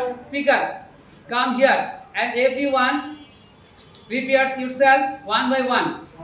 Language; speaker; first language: English; non-native, learner; Bangla